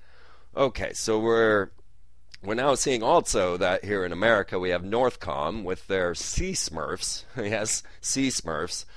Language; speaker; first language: English; native; English